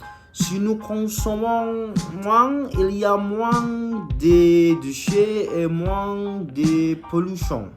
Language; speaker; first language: French; non-native, learner; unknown